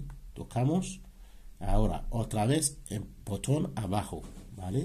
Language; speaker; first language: Spanish; non-native, learner; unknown